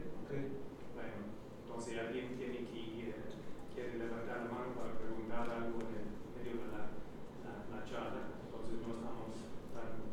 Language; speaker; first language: Spanish; non-native, fluent; English